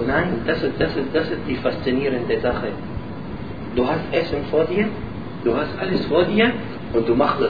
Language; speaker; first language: German; non-native, learner; Arabic